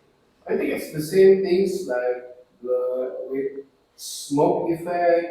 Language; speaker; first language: English; non-native, fluent; Indonesian